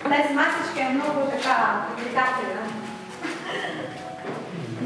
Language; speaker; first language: Bulgarian; non-native, fluent; Russian